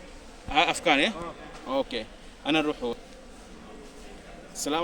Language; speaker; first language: Arabic; non-native, learner; Somali